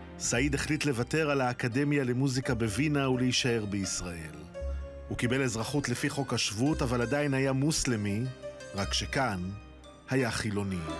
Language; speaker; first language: Hebrew; native; Hebrew